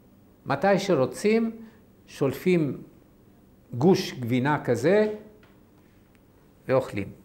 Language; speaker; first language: Hebrew; non-native, fluent; Arabic